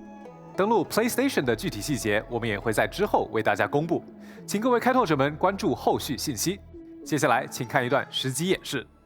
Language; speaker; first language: Chinese; native; Chinese